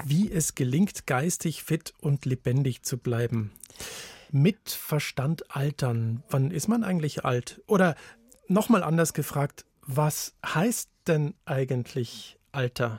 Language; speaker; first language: German; native; German